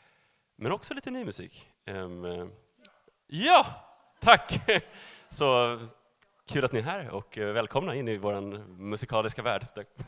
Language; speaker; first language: Swedish; native; Swedish